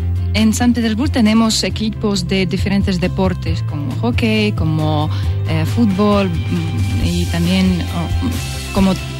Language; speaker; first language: Spanish; non-native, learner; Russian